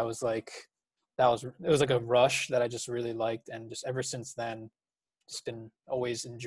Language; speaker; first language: English; native; English